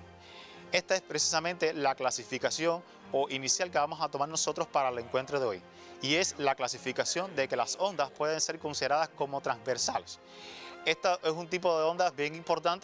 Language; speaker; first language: Spanish; native; Spanish